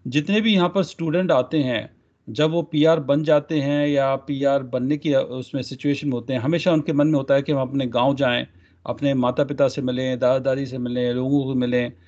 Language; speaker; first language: Hindi; native; Hindi